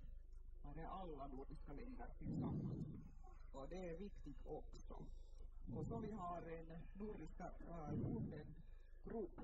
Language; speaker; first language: Swedish; non-native, local second language; Finnish